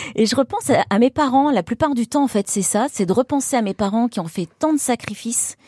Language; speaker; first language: French; native; French